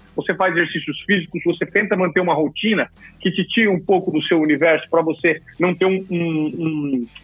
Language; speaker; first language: Portuguese; native; Portuguese